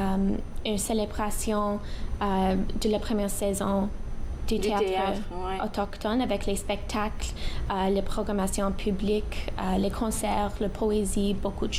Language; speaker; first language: French; non-native, local second language; English